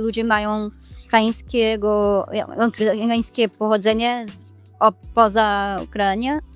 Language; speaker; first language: Polish; non-native, learner; Portuguese